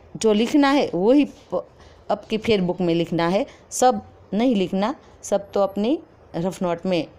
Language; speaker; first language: Hindi; non-native, local second language; Gujarati